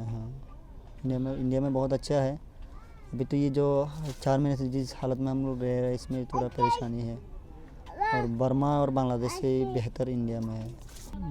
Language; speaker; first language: Hindi; non-native, fluent; Rohingya